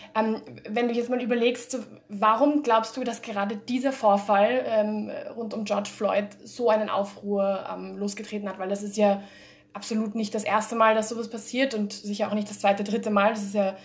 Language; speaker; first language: German; early bilingual, heritage; German